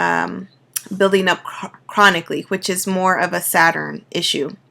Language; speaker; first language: English; native; English